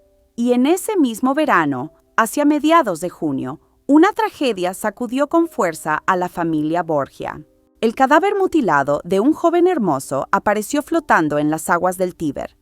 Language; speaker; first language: Spanish; native; Spanish